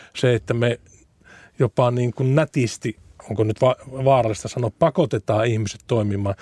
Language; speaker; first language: Finnish; native; Finnish